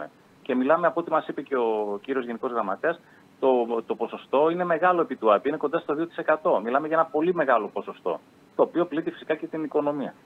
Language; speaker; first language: Greek; native; Greek